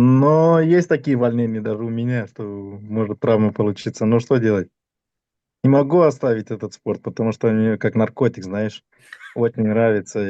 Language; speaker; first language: Russian; non-native, fluent; Romanian